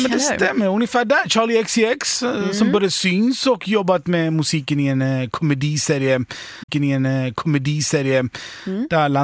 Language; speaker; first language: Swedish; native; Swedish